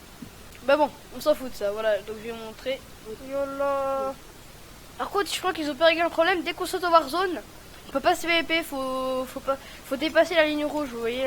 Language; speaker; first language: French; native; French